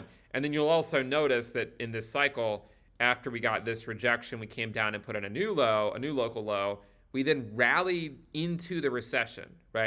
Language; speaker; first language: English; native; English